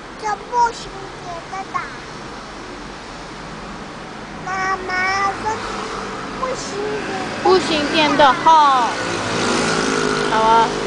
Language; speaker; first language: Chinese; early bilingual, heritage; Chinese